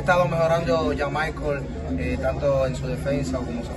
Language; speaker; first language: Spanish; native; Spanish